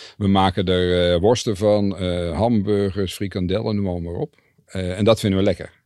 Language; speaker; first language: Dutch; native; Dutch